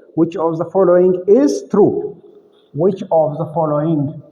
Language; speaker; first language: English; non-native, local second language; Amharic